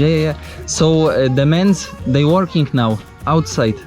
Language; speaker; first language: English; non-native, learner; Polish